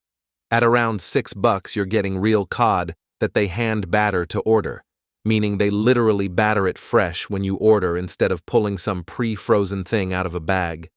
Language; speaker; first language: English; native; English